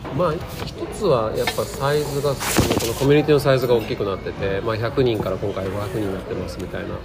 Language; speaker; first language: Japanese; native; Japanese